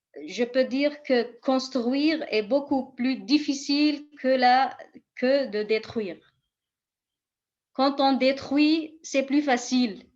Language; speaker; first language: French; non-native, fluent; Kurdish